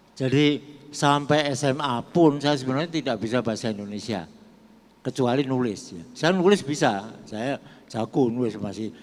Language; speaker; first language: Indonesian; non-native, local second language; Javanese